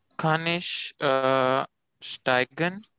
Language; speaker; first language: German; non-native, learner; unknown